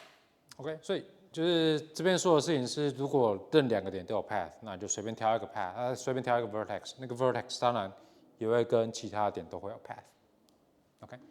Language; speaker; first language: Chinese; native; Chinese